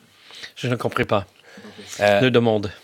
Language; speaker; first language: French; non-native, learner; English